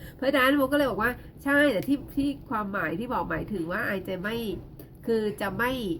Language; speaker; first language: Thai; native; Thai